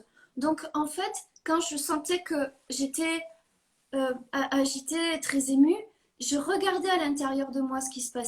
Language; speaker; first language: French; native; French